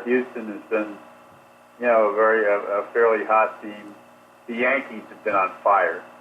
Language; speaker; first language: English; native; English